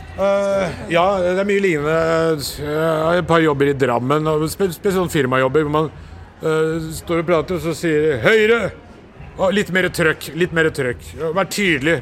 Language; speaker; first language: Norwegian; early bilingual, other home language; Urdu